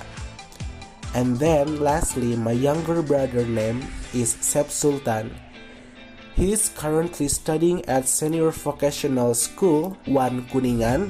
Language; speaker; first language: English; non-native, fluent; Indonesian